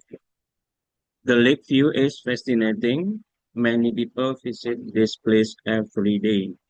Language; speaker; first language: English; non-native, learner; Indonesian